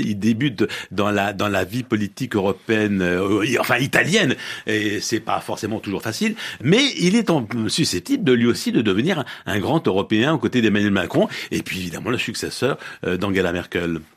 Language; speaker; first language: French; native; French